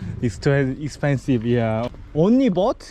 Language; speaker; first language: English; non-native, learner; Korean